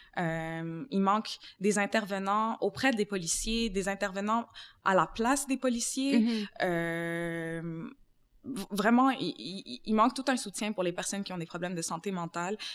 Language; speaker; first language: French; native; French